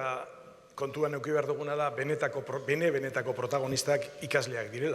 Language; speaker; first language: Basque; native; Basque